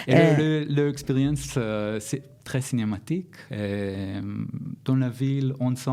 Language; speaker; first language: French; non-native, learner; Hebrew